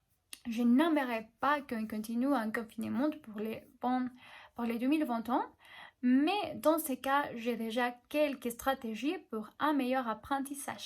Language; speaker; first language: French; non-native, learner; Spanish